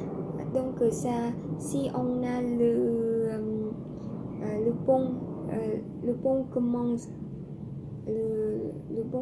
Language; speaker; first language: French; non-native, learner; Vietnamese